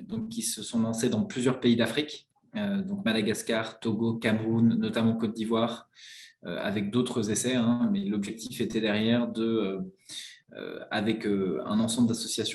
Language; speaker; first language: French; native; French